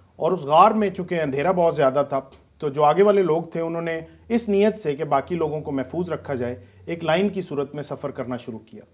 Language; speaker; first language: Urdu; native; Urdu